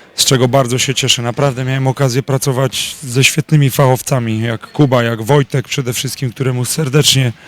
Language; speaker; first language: Polish; native; Polish